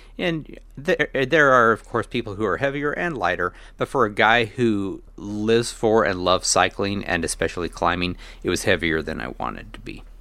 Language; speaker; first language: English; native; English